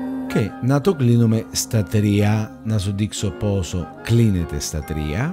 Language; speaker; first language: Greek; non-native, learner; Italian